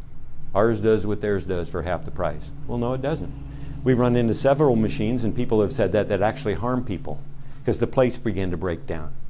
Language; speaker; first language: English; native; English